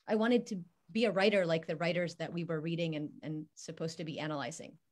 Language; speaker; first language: English; native; English